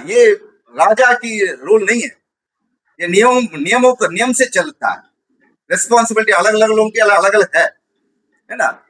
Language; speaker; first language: Hindi; non-native, local second language; Tamil